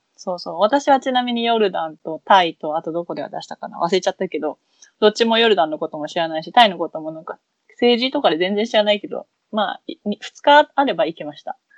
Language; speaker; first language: Japanese; native; Japanese